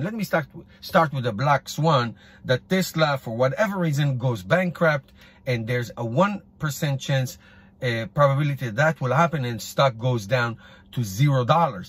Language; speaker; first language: English; non-native, fluent; Hebrew